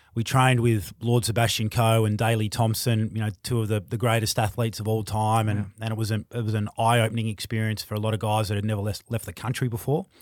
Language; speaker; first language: English; native; English